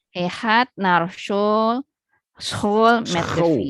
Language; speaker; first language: Dutch; non-native, learner; Indonesian